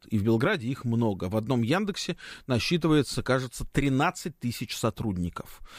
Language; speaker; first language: Russian; native; Russian